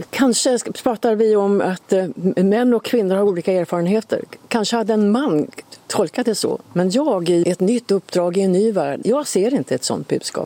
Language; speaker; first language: Swedish; native; Swedish